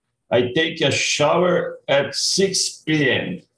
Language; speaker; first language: English; non-native, learner; Portuguese